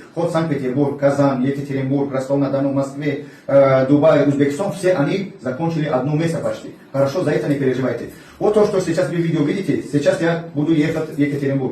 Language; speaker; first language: Russian; non-native, learner; Tajik